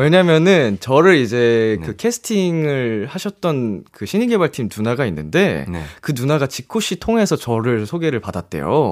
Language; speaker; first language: Korean; native; Korean